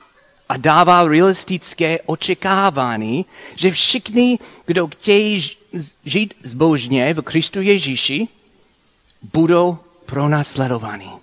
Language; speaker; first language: Czech; non-native, fluent; English